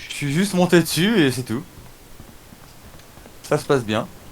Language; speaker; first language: French; native; French